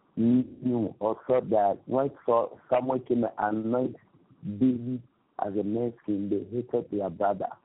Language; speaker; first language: English; non-native, local second language; Akan